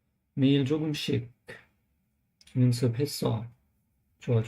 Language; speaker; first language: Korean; non-native, learner; English